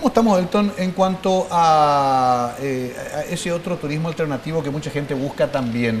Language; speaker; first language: Spanish; native; Spanish